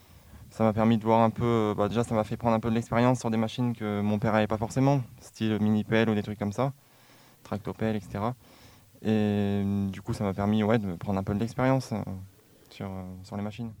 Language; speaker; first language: French; native; French